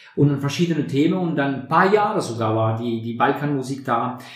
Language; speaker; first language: German; non-native, fluent; Albanian